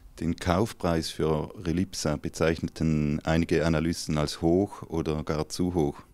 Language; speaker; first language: German; native; German